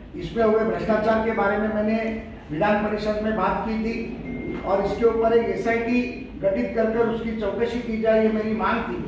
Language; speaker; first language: Hindi; non-native, local second language; Marathi